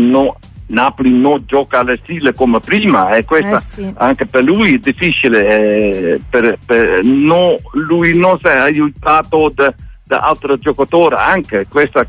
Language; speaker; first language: Italian; non-native, learner; Dutch